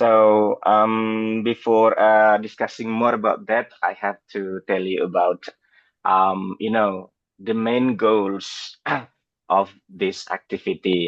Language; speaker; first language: English; non-native, fluent; Indonesian